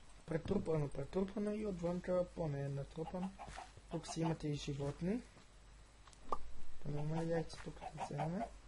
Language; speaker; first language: Bulgarian; native; Bulgarian